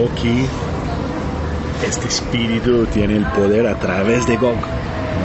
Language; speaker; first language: Spanish; non-native, learner; English